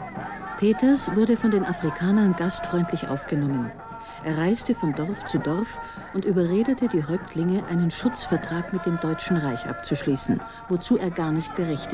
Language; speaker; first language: German; native; German